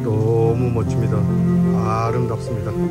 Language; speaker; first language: Korean; native; Korean